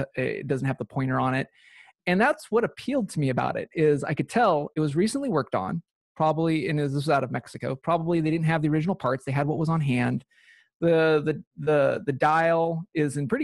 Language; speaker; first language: English; native; English